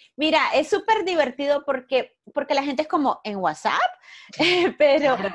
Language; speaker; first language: Spanish; native; Spanish